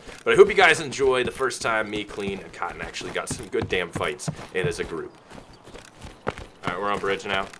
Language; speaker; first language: English; native; English